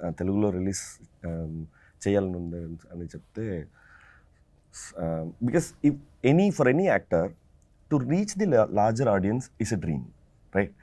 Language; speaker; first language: Telugu; non-native, fluent; Tamil